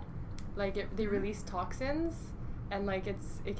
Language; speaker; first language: English; non-native, local second language; Cantonese